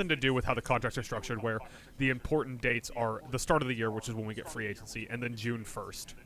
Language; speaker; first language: English; native; English